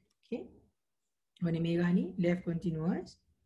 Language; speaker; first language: English; non-native, local second language; Malay